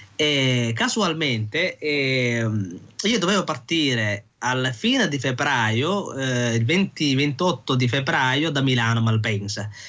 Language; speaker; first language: Italian; non-native, fluent; Somali